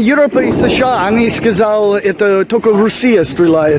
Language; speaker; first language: Russian; non-native, learner; English